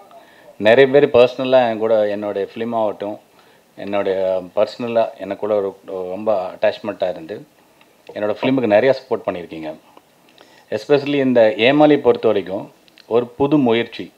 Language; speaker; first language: Tamil; native; Tamil